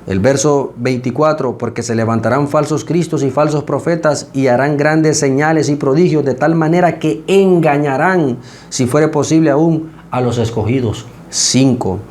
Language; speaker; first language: Spanish; native; Spanish